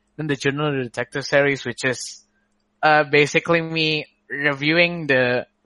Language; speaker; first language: English; non-native, fluent; Indonesian